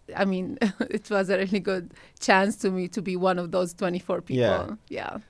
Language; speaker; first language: English; non-native, fluent; Arabic